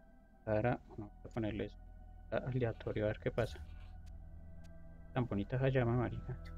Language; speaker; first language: Spanish; native; Spanish